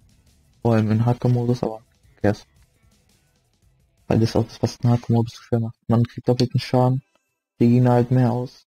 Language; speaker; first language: German; native; German